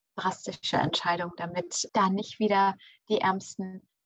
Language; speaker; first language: German; early bilingual, other home language; English